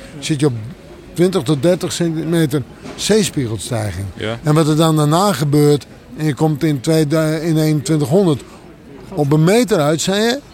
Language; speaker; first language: Dutch; non-native, local second language; Western Frisian